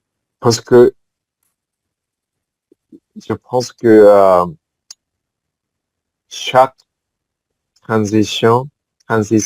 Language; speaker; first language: French; non-native, fluent; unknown